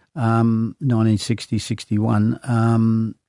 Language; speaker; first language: English; native; English